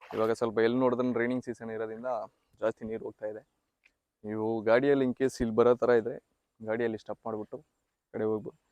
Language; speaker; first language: Kannada; non-native, local second language; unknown